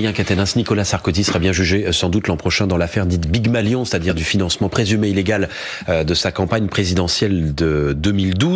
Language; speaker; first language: French; native; French